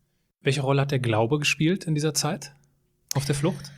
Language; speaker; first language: German; native; German